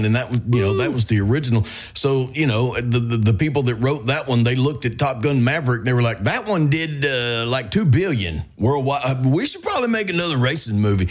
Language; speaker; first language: English; native; English